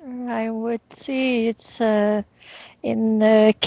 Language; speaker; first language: English; non-native, learner; French